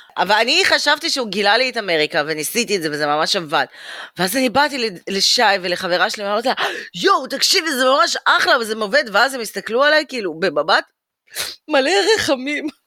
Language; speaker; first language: Hebrew; early bilingual, other home language; Russian